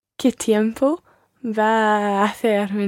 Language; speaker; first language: Spanish; non-native, learner; English